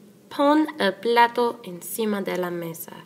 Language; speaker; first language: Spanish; non-native, fluent; English